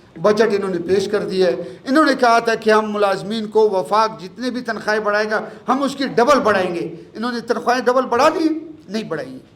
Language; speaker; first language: Urdu; non-native, local second language; Pashto